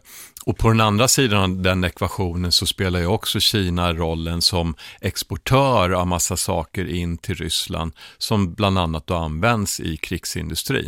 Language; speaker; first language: Swedish; native; Swedish